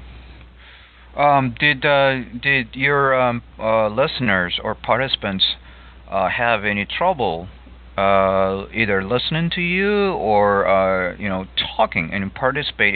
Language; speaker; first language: English; non-native, fluent; Japanese